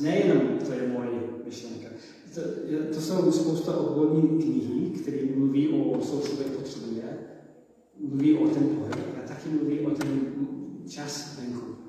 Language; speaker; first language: Czech; non-native, learner; English